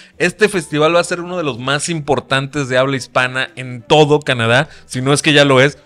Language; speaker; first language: Spanish; native; Spanish